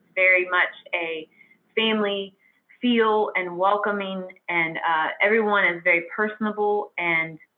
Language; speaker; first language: English; native; English